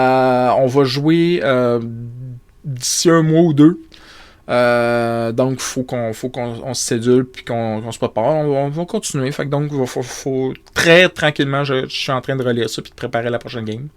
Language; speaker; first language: French; native; French